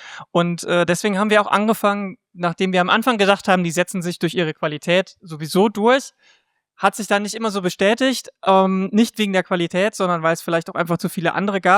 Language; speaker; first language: German; native; German